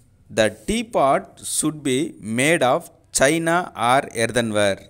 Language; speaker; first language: English; non-native, local second language; Tamil